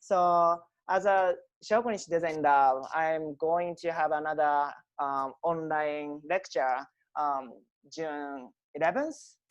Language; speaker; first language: English; non-native, fluent; Japanese